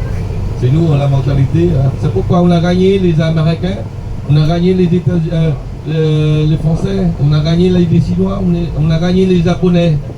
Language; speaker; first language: French; non-native, fluent; Vietnamese